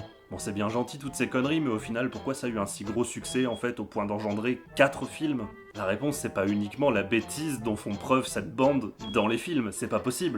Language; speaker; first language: French; native; French